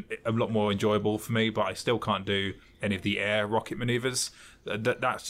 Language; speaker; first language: English; native; English